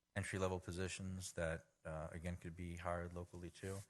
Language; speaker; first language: English; native; English